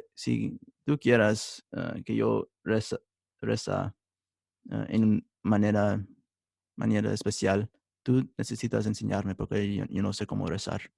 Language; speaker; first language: Spanish; early bilingual, heritage; Spanish